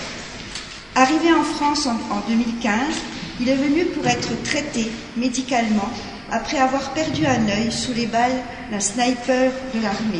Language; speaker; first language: French; native; French